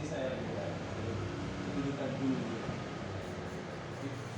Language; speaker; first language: Indonesian; non-native, learner; Urdu